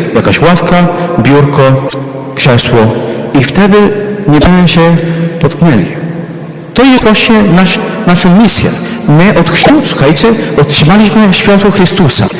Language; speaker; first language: Polish; non-native, fluent; Italian